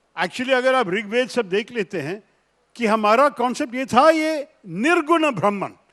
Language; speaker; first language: Hindi; non-native, local second language; Malayalam